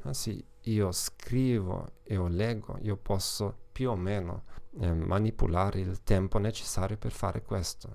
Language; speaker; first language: Italian; non-native, fluent; German